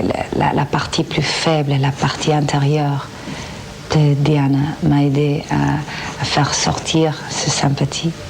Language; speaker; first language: French; non-native, fluent; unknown